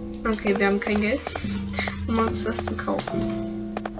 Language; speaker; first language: German; native; German